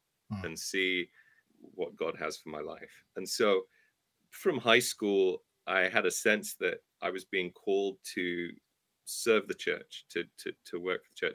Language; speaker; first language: English; native; English